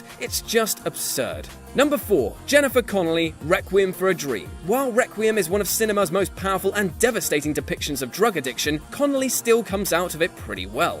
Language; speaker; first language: English; native; English